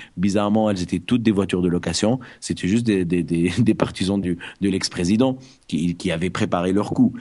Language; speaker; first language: French; non-native, local second language; Arabic